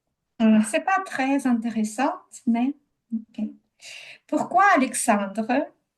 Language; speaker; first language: French; non-native, learner; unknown